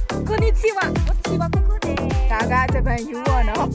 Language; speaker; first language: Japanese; non-native, learner; Burmese